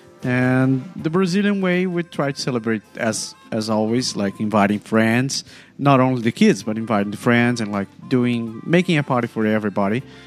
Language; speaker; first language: English; non-native, fluent; Portuguese